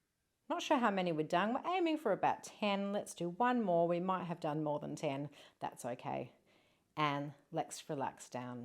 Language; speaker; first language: English; native; English